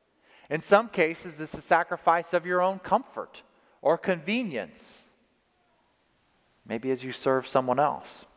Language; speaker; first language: English; native; English